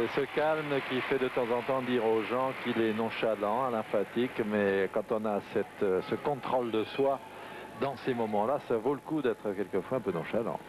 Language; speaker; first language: French; native; French